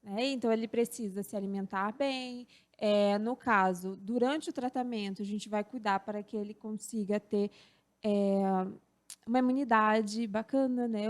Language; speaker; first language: Portuguese; native; Portuguese